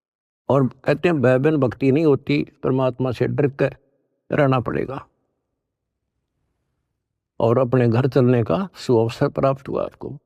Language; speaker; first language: Hindi; native; Hindi